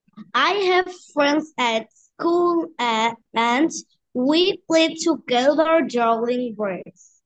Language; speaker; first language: English; non-native, learner; Bangla